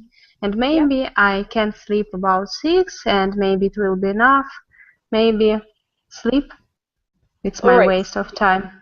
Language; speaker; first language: English; non-native, learner; Russian